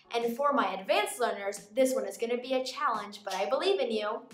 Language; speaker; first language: English; native; English